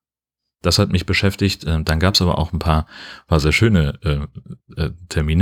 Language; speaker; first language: German; native; German